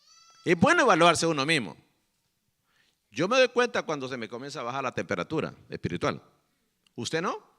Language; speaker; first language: Spanish; native; Spanish